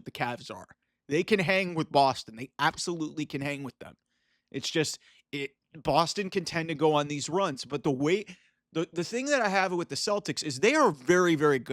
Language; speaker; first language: English; native; English